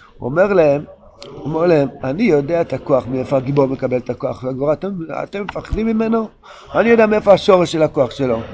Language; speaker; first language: Hebrew; non-native, local second language; Yiddish